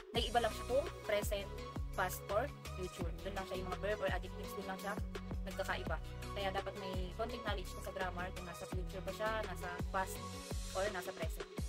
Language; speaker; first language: Filipino; native; Filipino